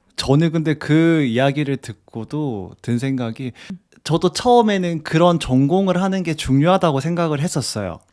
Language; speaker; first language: Korean; native; Korean